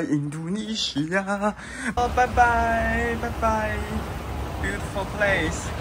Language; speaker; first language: English; non-native, learner; Chinese